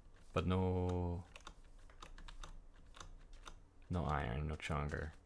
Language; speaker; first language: English; native; English